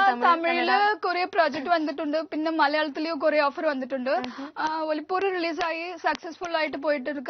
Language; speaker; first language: Malayalam; non-native, learner; Tamil